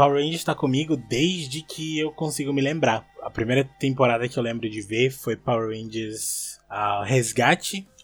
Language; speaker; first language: Portuguese; native; Portuguese